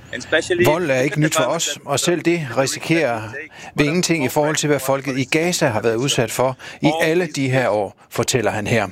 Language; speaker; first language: Danish; native; Danish